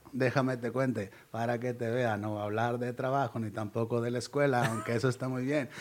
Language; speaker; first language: Spanish; native; Spanish